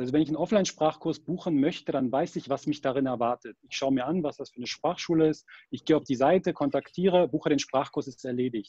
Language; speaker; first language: German; native; German